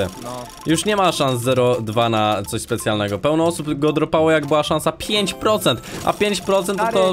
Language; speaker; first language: Polish; native; Polish